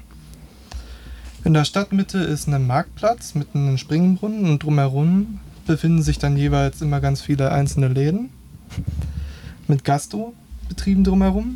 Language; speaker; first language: German; native; German